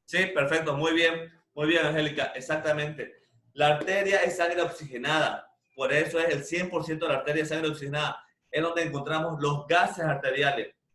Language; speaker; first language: Spanish; native; Spanish